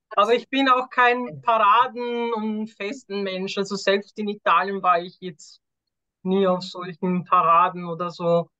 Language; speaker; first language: German; non-native, fluent; Italian